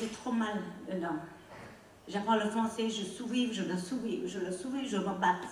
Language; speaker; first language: French; non-native, learner; Khmer